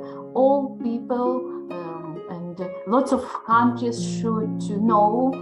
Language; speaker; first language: English; non-native, learner; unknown